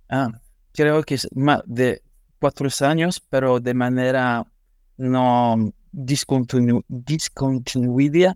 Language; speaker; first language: Spanish; non-native, learner; French